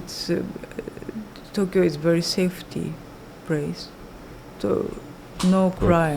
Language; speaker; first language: English; non-native, learner; Japanese